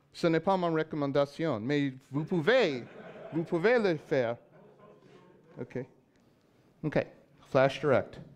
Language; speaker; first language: French; non-native, learner; English